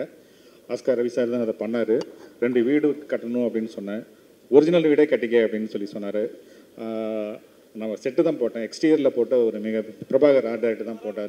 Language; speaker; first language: Tamil; native; Tamil